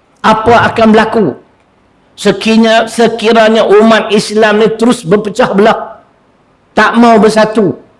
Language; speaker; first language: Malay; native; Malay